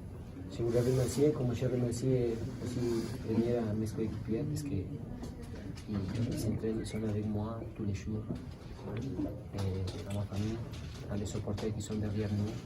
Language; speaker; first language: French; non-native, learner; Spanish